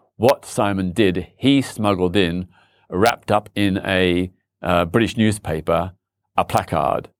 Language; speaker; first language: English; native; English